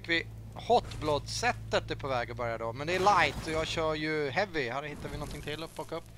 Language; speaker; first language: Swedish; native; Swedish